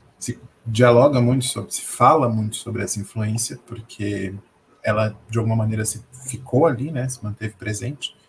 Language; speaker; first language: Portuguese; native; Portuguese